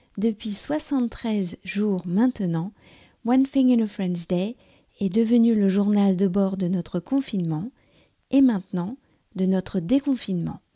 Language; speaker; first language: French; native; French